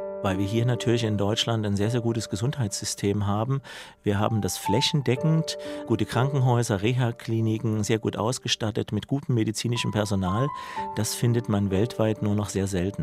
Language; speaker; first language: German; native; German